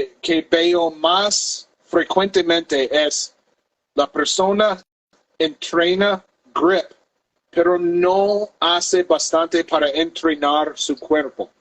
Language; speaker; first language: Spanish; non-native, fluent; English